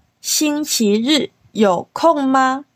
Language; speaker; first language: Chinese; non-native, learner; Korean